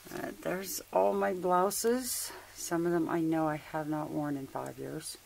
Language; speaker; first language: English; native; English